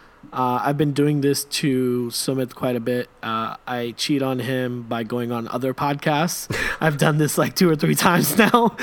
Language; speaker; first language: English; native; English